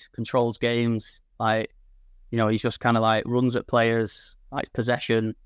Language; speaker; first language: English; native; English